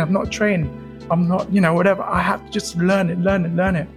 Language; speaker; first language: English; early bilingual, other home language; Vietnamese